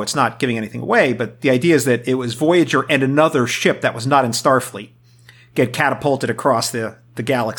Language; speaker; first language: English; native; English